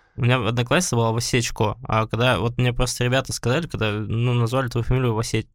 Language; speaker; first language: Russian; native; Russian